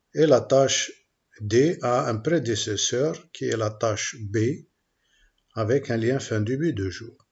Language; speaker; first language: French; non-native, local second language; Arabic